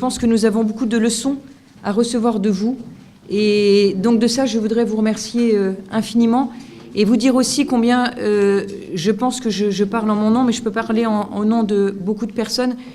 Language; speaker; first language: French; native; French